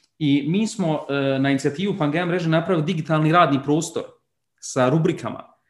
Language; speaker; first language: Croatian; early bilingual, heritage; Bosnian